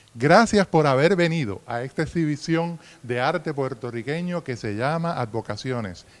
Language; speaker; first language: Spanish; native; Spanish